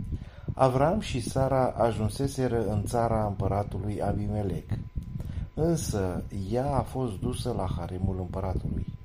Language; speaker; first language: Romanian; native; Romanian